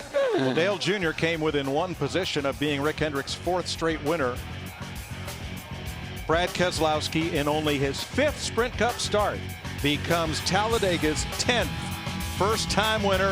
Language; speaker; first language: English; native; English